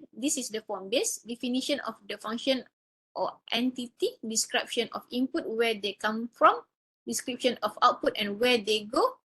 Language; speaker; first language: English; non-native, local second language; Malay